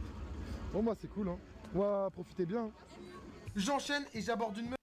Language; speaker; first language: French; native; French